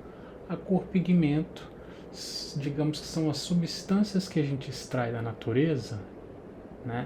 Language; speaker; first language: Portuguese; native; Portuguese